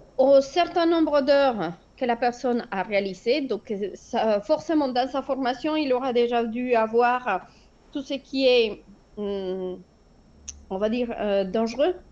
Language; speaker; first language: French; non-native, fluent; Spanish